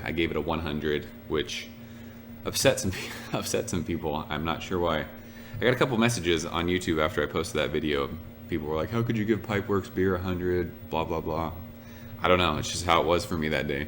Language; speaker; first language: English; native; English